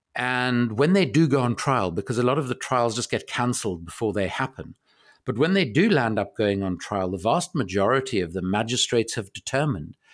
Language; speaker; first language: English; native; English